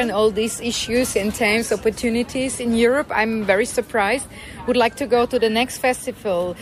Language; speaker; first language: English; non-native, fluent; German